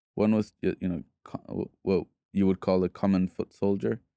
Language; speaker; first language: English; early bilingual, other home language; Spanish